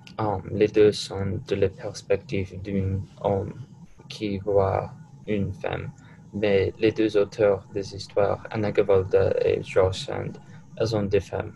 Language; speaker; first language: French; non-native, learner; English